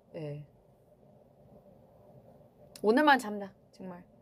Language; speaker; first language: Korean; non-native, fluent; Chinese